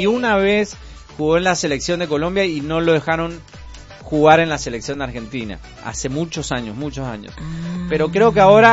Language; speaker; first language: Spanish; native; Spanish